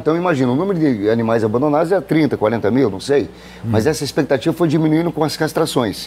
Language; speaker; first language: Portuguese; native; Portuguese